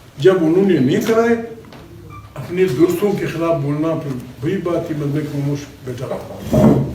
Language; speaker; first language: Urdu; non-native, local second language; Pashto